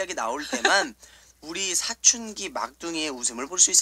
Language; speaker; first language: Korean; native; Korean